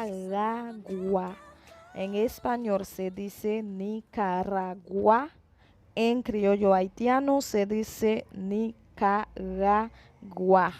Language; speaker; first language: Spanish; non-native, fluent; Haitian Creole